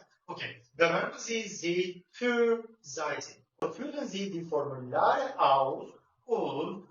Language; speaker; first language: German; non-native, learner; Turkish